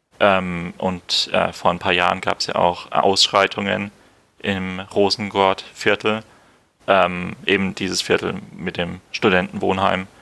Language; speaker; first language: German; native; German